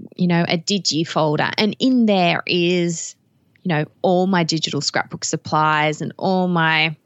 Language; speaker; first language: English; native; English